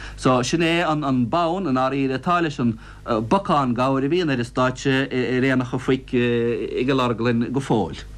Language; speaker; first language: Irish; native; Irish